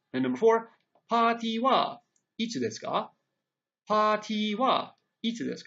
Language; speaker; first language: Japanese; non-native, fluent; English